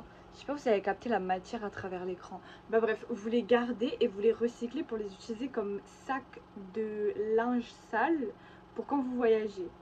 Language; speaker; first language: French; native; French